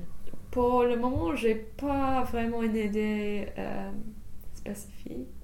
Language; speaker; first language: French; non-native, fluent; English